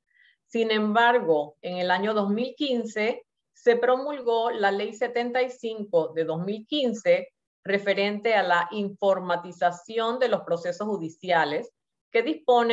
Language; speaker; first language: Spanish; native; Spanish